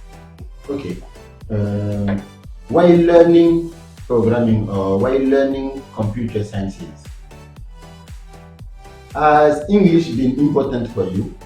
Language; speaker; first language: English; non-native, fluent; French